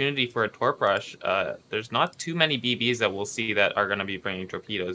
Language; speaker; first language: English; native; English